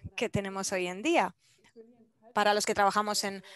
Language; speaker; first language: Spanish; non-native, fluent; Polish